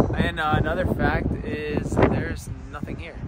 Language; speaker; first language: English; native; English